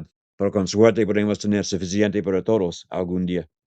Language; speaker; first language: Spanish; non-native, learner; English